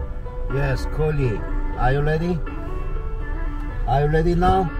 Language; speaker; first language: English; non-native, learner; Korean